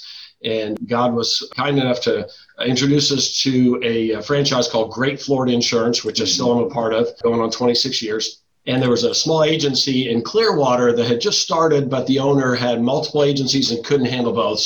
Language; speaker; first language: English; early bilingual, other home language; Dutch